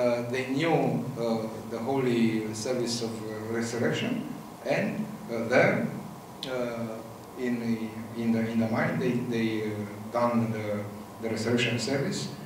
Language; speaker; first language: English; non-native, fluent; Romanian